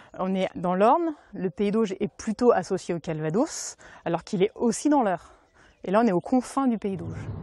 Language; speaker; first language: French; native; French